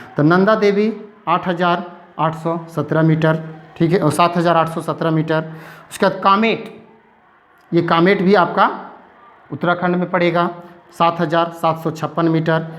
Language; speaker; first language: Hindi; native; Hindi